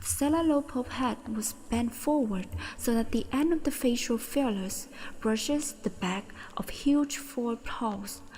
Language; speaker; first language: English; non-native, learner; Vietnamese